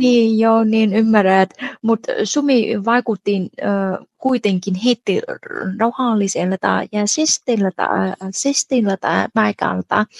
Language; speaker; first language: Finnish; non-native, fluent; Vietnamese